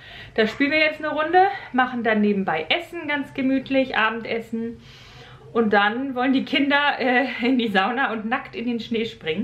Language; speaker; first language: German; native; German